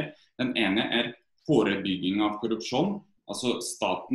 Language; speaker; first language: Norwegian; non-native, fluent; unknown